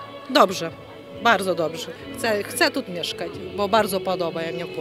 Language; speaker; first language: Polish; non-native, learner; Ukrainian